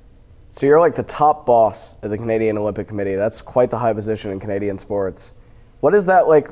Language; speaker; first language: English; native; English